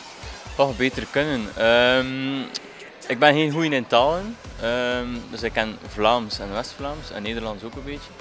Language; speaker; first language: Dutch; native; Dutch